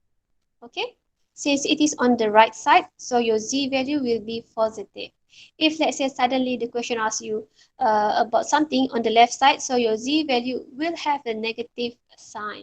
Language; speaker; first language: English; non-native, local second language; Malay